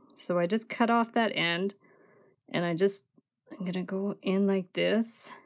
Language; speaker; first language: English; native; English